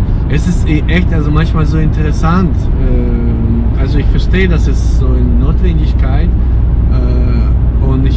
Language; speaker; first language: German; non-native, fluent; Ukrainian